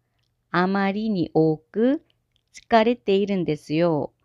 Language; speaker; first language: Japanese; non-native, fluent; Korean